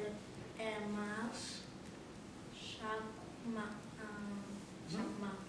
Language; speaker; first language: French; early bilingual, heritage; French